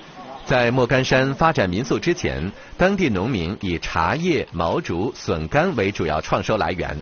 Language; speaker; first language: Chinese; native; Chinese